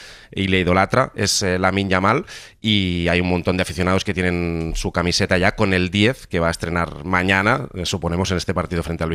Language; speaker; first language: Spanish; native; Spanish